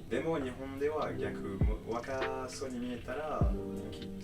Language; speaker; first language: Japanese; non-native, fluent; French